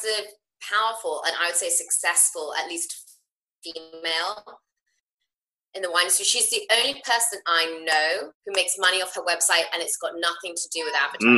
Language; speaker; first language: English; native; English